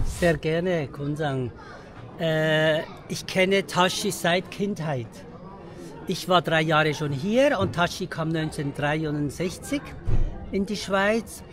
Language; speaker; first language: German; early bilingual, other home language; Tibetan